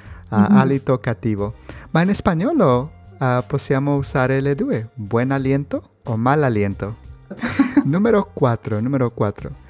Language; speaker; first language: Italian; non-native, learner; Spanish